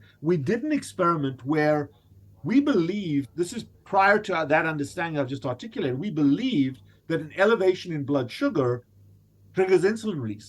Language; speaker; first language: English; native; English